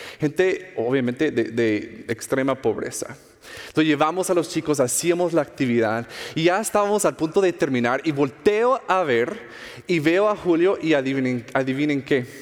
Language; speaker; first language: Spanish; non-native, fluent; English